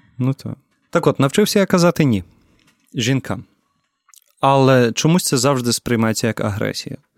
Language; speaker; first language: Ukrainian; native; Ukrainian